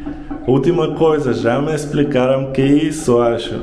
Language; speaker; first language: Portuguese; non-native, learner; Russian